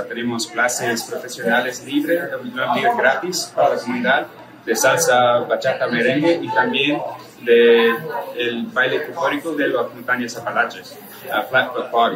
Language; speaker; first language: Spanish; non-native, fluent; English